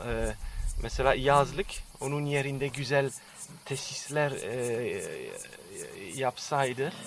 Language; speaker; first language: Turkish; non-native, fluent; French